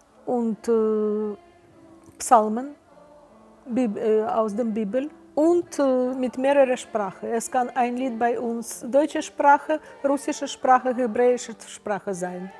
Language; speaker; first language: German; non-native, fluent; Russian